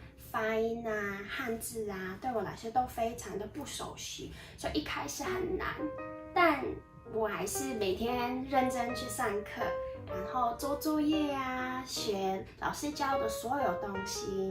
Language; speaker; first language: Chinese; non-native, fluent; Mongolian